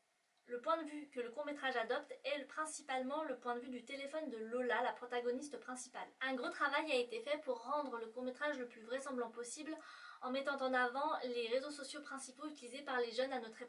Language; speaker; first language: French; native; French